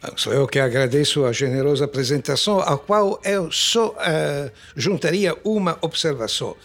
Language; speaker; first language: Portuguese; non-native, fluent; Italian